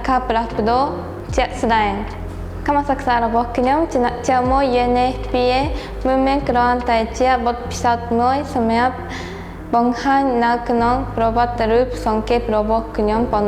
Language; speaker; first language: Khmer; non-native, fluent; Japanese